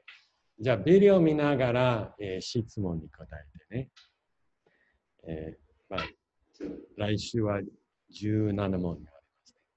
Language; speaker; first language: Japanese; non-native, fluent; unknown